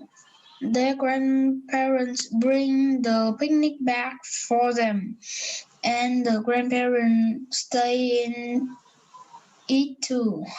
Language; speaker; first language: English; non-native, learner; Vietnamese